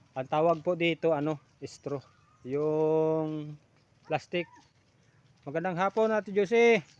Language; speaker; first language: Filipino; non-native, local second language; Bikol